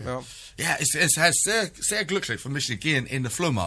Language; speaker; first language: German; non-native, learner; English